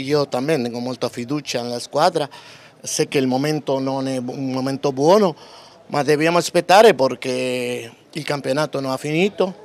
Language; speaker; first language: Italian; non-native, learner; Spanish